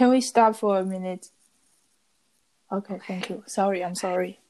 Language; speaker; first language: English; non-native, learner; Chinese